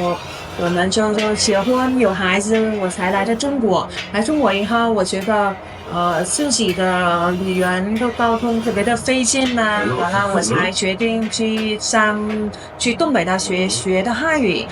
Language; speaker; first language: Chinese; non-native, fluent; Vietnamese